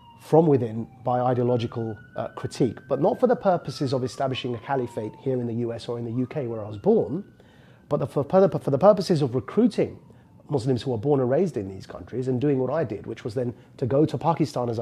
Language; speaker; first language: English; native; English